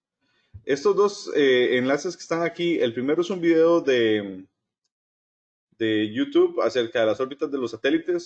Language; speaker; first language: Spanish; native; Spanish